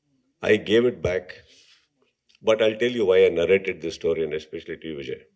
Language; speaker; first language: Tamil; non-native, learner; Kannada